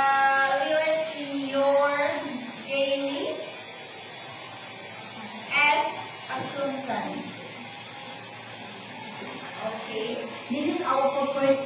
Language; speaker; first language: English; non-native, learner; Indonesian